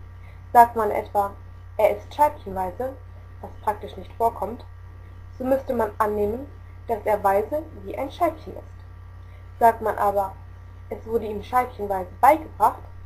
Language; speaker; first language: German; native; German